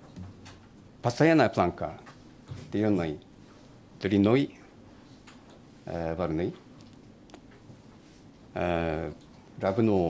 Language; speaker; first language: Russian; non-native, learner; Japanese